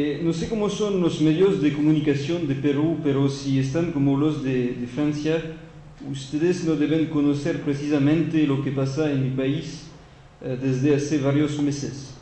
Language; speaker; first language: Spanish; non-native, fluent; French